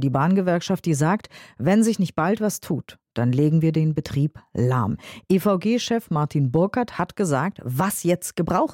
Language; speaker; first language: German; native; German